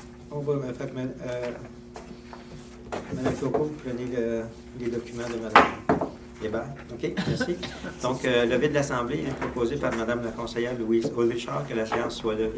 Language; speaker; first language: French; native; French